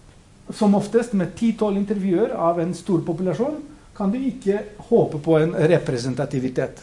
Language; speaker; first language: Norwegian; non-native, fluent; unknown